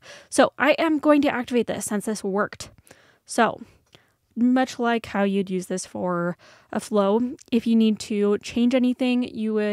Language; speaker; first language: English; native; English